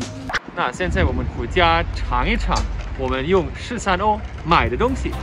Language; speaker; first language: Chinese; non-native, fluent; German